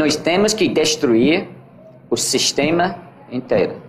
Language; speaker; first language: Portuguese; non-native, learner; English